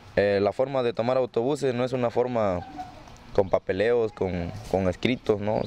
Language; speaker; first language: Spanish; native; Spanish